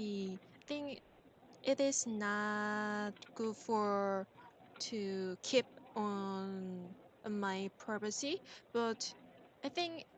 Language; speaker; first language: English; non-native, learner; Korean